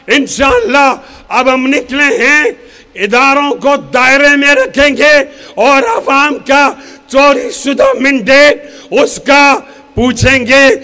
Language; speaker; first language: Urdu; non-native, local second language; Pashto